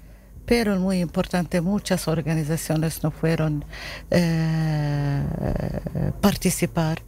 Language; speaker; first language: Spanish; non-native, learner; Arabic